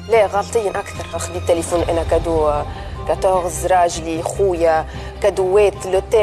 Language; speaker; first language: Arabic; native; Arabic